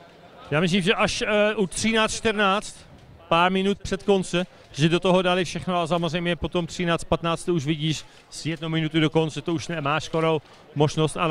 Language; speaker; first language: Czech; early bilingual, heritage; Czech